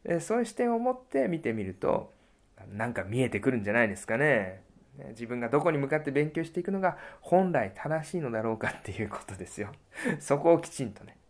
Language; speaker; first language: Japanese; native; Japanese